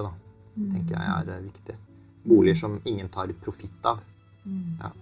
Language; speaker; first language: Norwegian; native; Norwegian